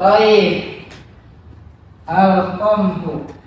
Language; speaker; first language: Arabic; non-native, fluent; Indonesian